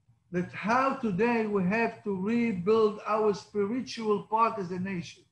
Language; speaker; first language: English; non-native, fluent; Hebrew